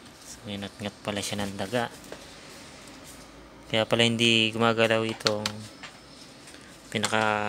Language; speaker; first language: Filipino; native; Filipino